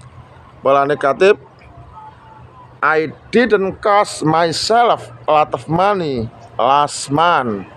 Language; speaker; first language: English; non-native, learner; Indonesian